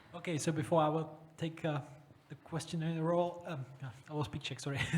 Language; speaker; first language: English; non-native, fluent; Czech